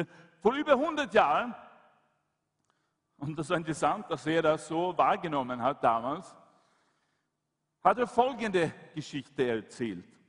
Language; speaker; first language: German; non-native, fluent; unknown